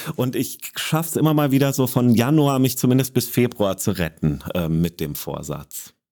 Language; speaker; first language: German; native; German